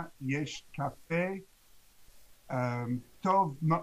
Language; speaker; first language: Hebrew; non-native, learner; English